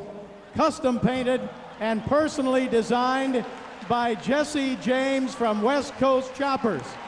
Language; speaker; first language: English; native; English